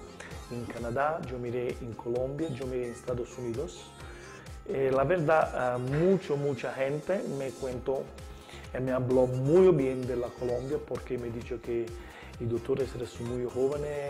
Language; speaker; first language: Spanish; non-native, learner; Italian